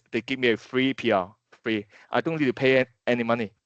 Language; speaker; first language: English; non-native, fluent; Cantonese